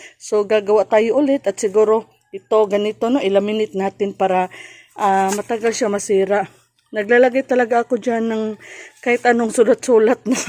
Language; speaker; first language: Filipino; non-native, local second language; Cebuano